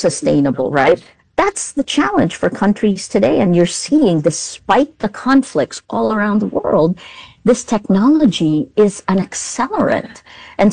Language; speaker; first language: English; non-native, local second language; Filipino